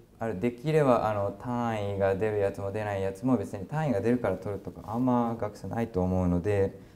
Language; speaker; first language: Japanese; native; Japanese